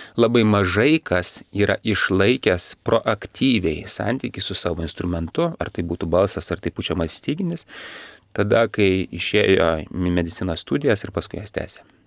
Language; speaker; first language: Lithuanian; native; Lithuanian